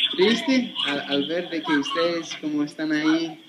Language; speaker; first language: Spanish; non-native, fluent; English